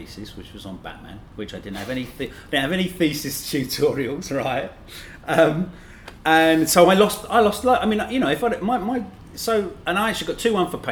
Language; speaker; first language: English; native; English